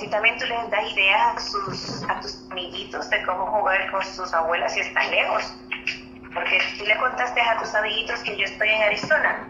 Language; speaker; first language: Spanish; native; Spanish